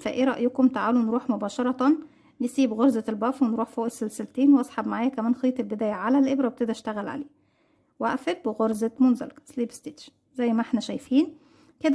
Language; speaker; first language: Arabic; native; Arabic